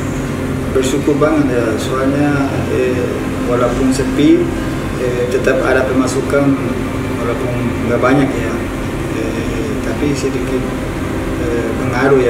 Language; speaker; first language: Indonesian; non-native, fluent; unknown